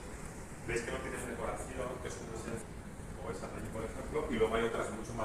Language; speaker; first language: Spanish; native; Spanish